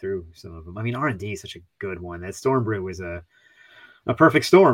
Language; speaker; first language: English; native; English